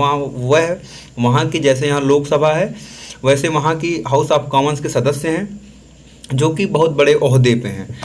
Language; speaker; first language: Hindi; native; Hindi